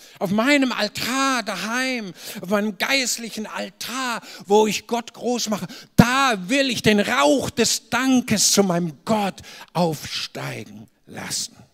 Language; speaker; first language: German; native; German